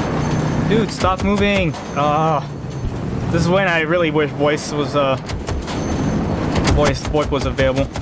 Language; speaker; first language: English; native; English